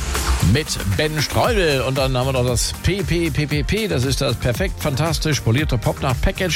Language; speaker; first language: German; native; German